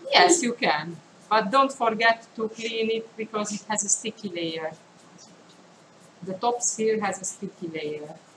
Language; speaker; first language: English; non-native, fluent; Hungarian